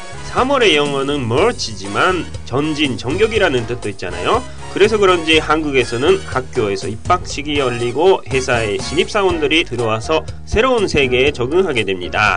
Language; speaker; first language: Korean; non-native, fluent; Japanese